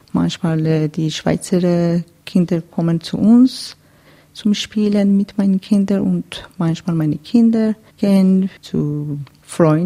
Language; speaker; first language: German; non-native, learner; Persian